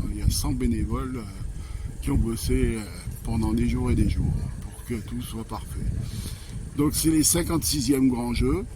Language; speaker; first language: French; native; French